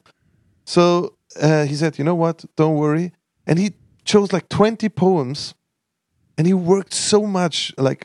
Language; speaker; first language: English; non-native, fluent; Armenian